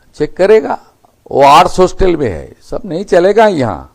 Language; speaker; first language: Hindi; non-native, local second language; Bangla